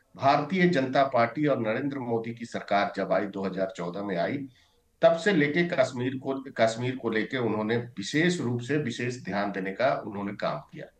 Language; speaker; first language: Hindi; native; Hindi